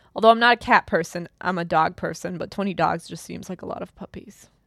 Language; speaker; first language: English; early bilingual, other home language; German